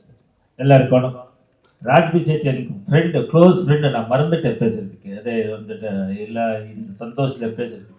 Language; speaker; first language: Tamil; non-native, learner; Kannada